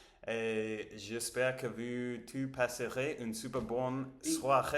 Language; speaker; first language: French; non-native, learner; English